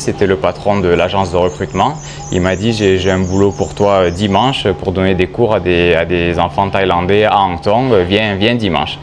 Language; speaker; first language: French; native; French